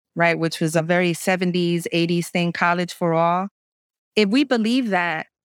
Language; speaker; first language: English; native; English